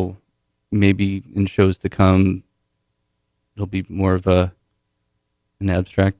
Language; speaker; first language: English; native; English